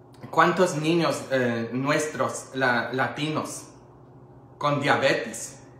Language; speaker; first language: Spanish; non-native, fluent; Polish